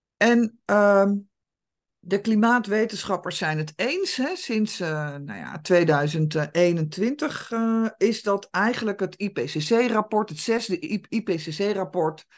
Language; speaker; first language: Dutch; native; Dutch